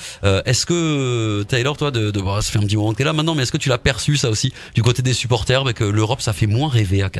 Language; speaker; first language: French; native; French